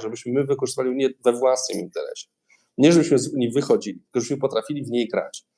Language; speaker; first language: Polish; native; Polish